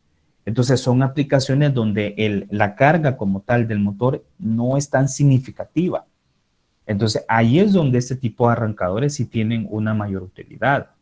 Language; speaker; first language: Spanish; native; Spanish